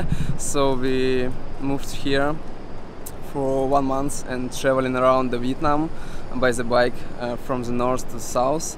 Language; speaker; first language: English; non-native, fluent; Russian